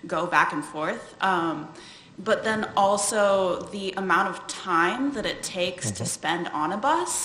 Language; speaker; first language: English; native; English